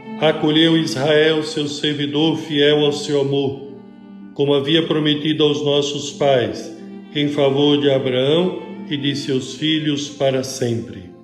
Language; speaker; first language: Portuguese; native; Portuguese